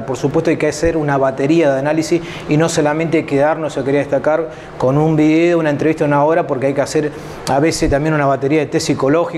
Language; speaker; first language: Spanish; native; Spanish